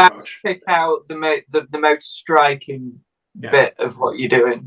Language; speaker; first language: English; native; English